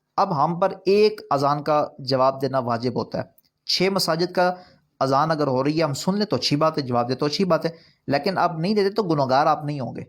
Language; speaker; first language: Urdu; non-native, local second language; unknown